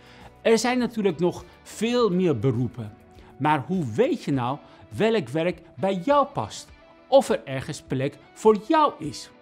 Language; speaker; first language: Dutch; non-native, fluent; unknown